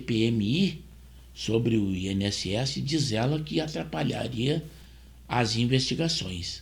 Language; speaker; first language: Portuguese; native; Portuguese